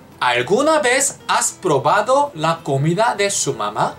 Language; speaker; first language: Spanish; non-native, fluent; Korean